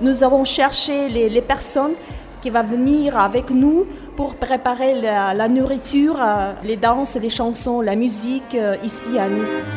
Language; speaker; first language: French; non-native, fluent; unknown